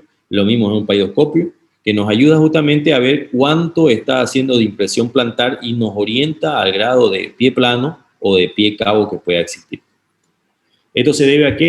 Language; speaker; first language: Spanish; native; Spanish